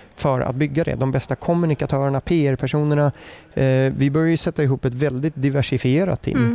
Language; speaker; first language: Swedish; early bilingual, other home language; German